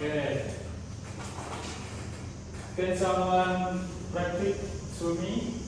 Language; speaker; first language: English; non-native, learner; Indonesian